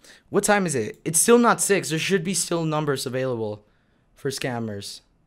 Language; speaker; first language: English; native; English